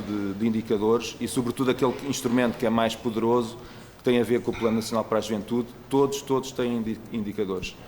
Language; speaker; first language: Portuguese; native; Portuguese